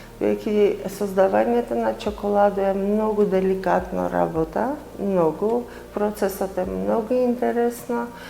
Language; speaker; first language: Macedonian; non-native, fluent; Armenian